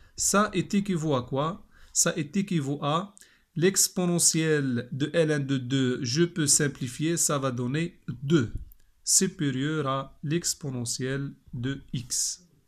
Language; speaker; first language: French; non-native, local second language; Arabic